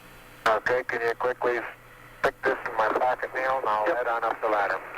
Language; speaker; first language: English; native; English